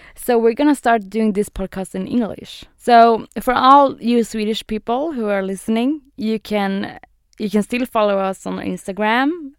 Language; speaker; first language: English; non-native, fluent; Swedish